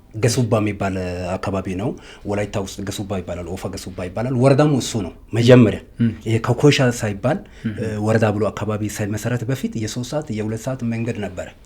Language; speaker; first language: Amharic; non-native, local second language; Wolaytta